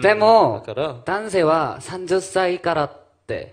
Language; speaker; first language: Japanese; non-native, learner; Korean